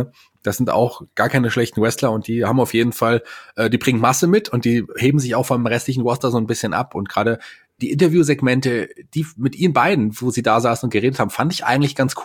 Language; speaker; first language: German; native; German